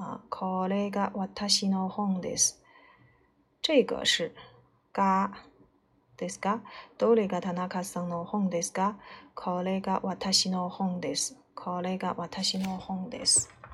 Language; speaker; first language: Japanese; non-native, learner; Chinese